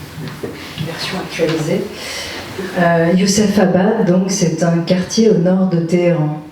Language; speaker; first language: French; native; French